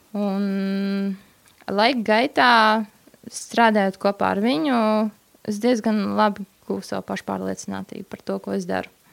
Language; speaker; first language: Latvian; native; Latvian